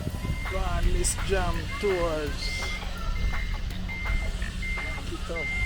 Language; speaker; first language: English; native; English